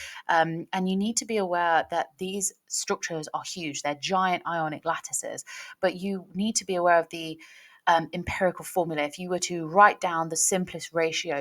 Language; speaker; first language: English; native; English